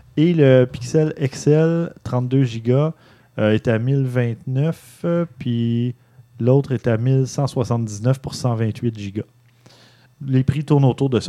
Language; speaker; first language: French; native; French